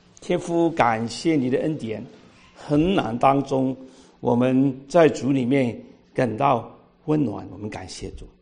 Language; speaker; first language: Chinese; non-native, local second language; Cantonese